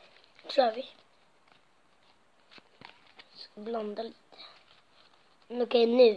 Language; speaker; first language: Swedish; non-native, local second language; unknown